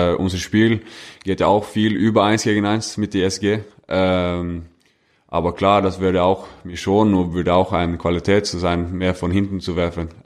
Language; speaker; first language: German; non-native, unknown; Norwegian